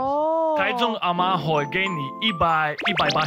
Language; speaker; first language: Chinese; non-native, fluent; Slovak